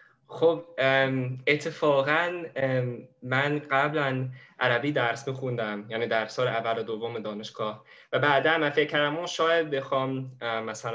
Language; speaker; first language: Persian; non-native, fluent; English